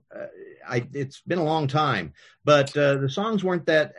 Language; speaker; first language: English; native; English